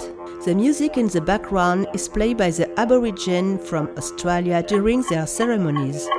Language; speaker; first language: English; non-native, learner; French